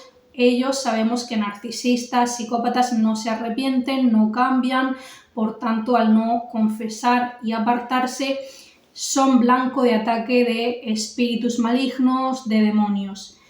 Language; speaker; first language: Spanish; native; Spanish